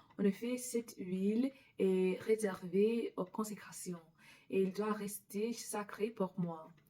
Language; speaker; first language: French; non-native, learner; English